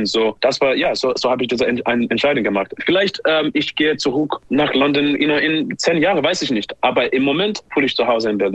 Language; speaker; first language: German; non-native, fluent; English